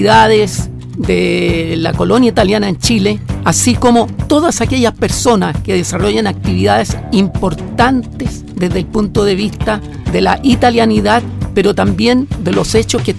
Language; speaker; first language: Spanish; native; Spanish